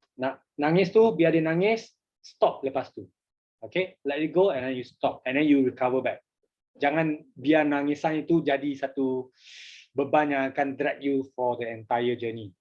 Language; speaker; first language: Malay; non-native, local second language; Chinese